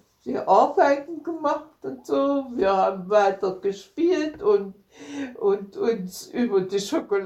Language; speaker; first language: German; native; German